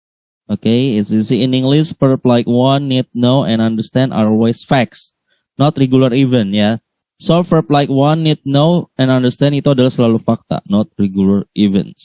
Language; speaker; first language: English; non-native, learner; Indonesian